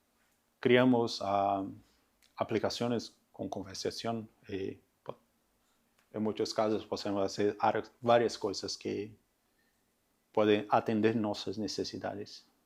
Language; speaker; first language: Spanish; non-native, learner; Portuguese